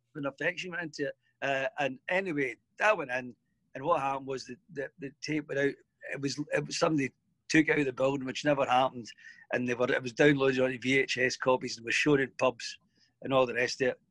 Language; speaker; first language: English; native; English